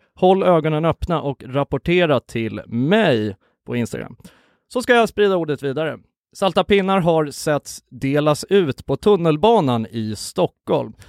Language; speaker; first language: Swedish; native; Swedish